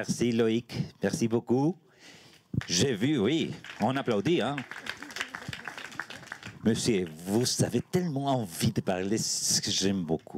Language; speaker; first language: French; non-native, learner; Spanish